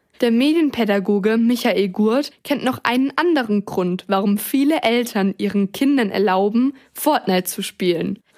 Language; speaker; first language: German; native; German